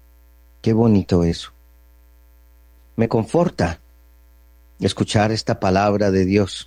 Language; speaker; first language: Spanish; native; Spanish